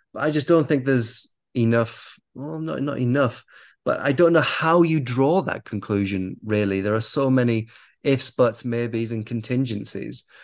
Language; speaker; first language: English; native; English